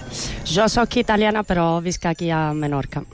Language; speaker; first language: Catalan; non-native, fluent; Italian